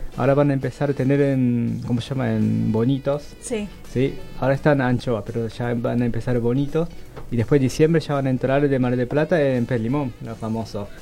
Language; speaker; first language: Spanish; non-native, learner; Japanese